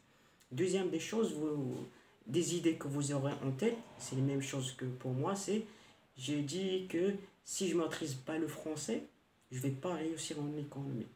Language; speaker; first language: French; non-native, local second language; Arabic